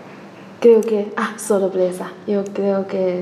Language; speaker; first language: Spanish; non-native, learner; Chinese